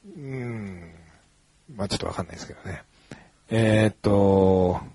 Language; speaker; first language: Japanese; native; Japanese